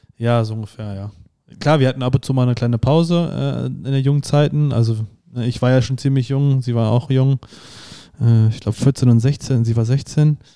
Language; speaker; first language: German; native; German